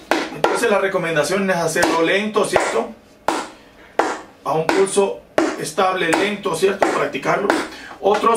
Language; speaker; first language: Spanish; native; Spanish